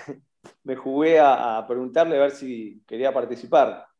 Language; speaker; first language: Spanish; native; Spanish